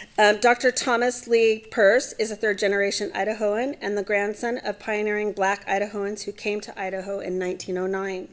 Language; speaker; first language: English; native; English